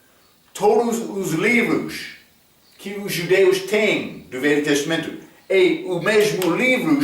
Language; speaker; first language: Portuguese; non-native, fluent; English